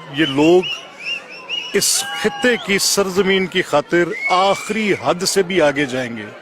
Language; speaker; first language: Urdu; non-native, local second language; Punjabi